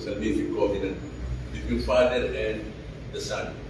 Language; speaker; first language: English; non-native, local second language; Filipino